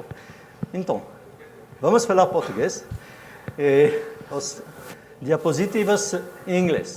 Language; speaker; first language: Portuguese; non-native, fluent; French